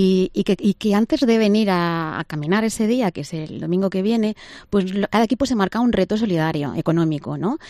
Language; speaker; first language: Spanish; native; Spanish